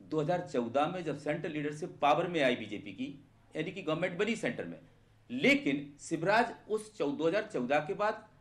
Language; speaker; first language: Hindi; native; Hindi